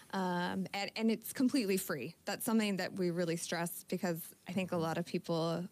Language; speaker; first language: English; native; English